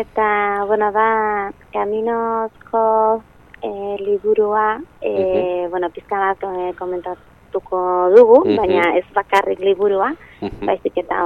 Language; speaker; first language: Basque; non-native, local second language; Spanish